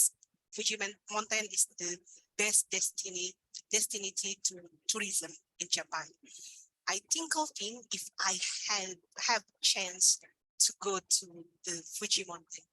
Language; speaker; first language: English; non-native, learner; Indonesian